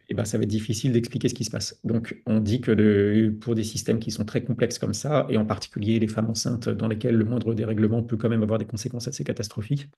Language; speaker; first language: French; native; French